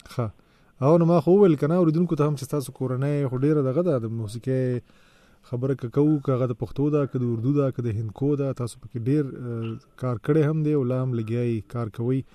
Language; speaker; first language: Pashto; native; Pashto